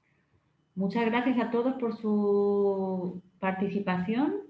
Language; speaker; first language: Spanish; native; Spanish